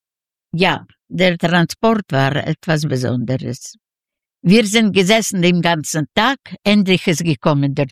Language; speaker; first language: German; non-native, learner; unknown